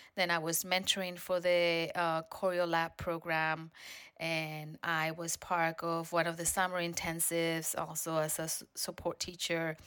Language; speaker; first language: English; non-native, fluent; Spanish